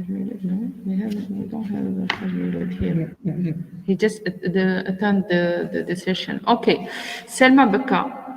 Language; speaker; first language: English; non-native, learner; Arabic